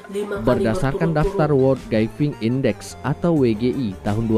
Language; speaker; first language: Indonesian; native; Indonesian